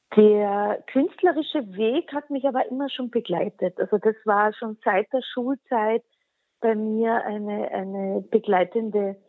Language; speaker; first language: German; non-native, local second language; Slovenian